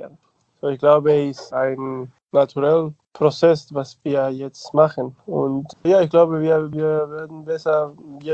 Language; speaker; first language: German; non-native, learner; Spanish